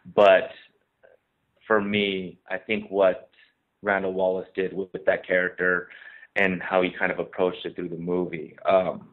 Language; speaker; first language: English; native; English